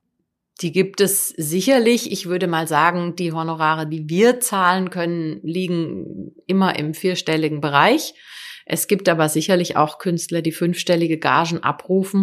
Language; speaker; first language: German; native; German